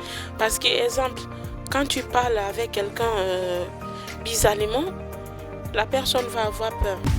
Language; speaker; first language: French; non-native, fluent; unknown